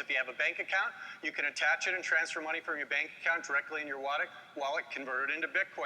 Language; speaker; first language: English; native; English